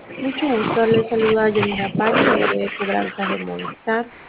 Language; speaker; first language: Spanish; native; Spanish